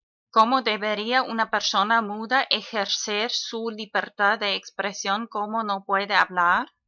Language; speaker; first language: Spanish; non-native, fluent; German